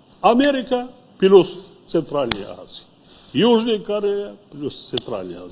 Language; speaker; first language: Russian; non-native, local second language; Tajik